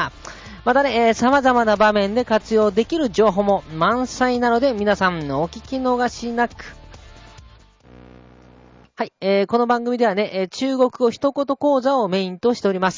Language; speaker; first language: Japanese; native; Japanese